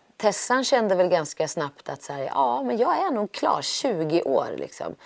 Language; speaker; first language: Swedish; native; Swedish